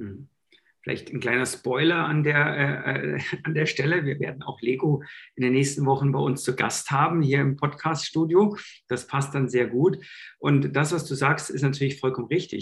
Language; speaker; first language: German; native; German